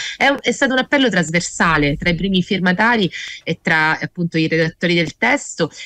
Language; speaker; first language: Italian; native; Italian